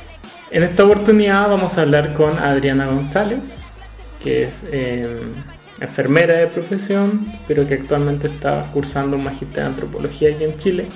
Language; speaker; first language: Spanish; native; Spanish